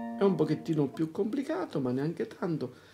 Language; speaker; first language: Italian; native; Italian